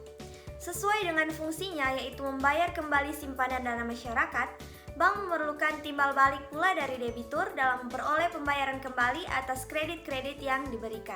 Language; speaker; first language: Indonesian; native; Indonesian